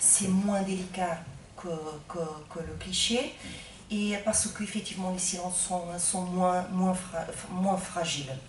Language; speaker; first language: French; non-native, fluent; Portuguese